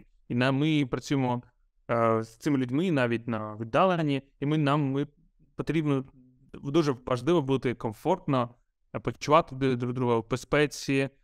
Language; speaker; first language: Ukrainian; non-native, local second language; Russian